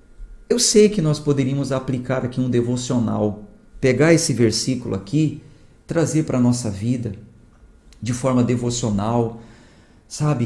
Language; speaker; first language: Portuguese; native; Portuguese